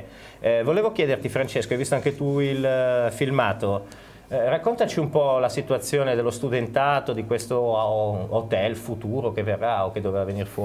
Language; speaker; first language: Italian; native; Italian